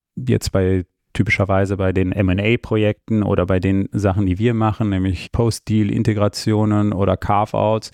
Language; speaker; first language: German; early bilingual, other home language; Armenian